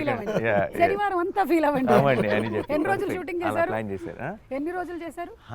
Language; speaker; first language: Telugu; native; Telugu